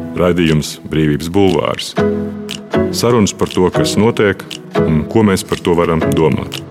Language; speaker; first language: Latvian; native; Latvian